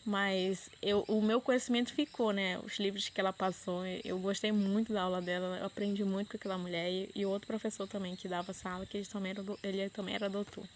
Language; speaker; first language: Portuguese; native; Portuguese